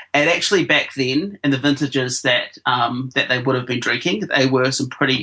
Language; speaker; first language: English; native; English